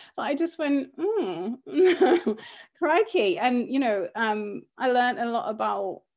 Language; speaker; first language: English; early bilingual, other home language; Greek